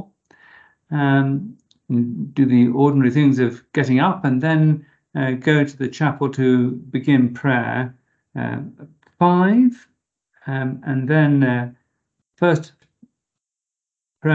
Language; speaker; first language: English; native; English